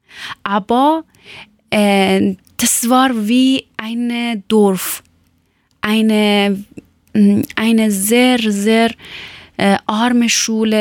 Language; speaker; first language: German; non-native, learner; Persian